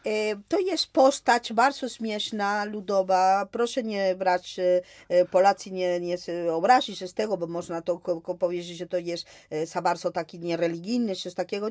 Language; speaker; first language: Polish; non-native, fluent; Spanish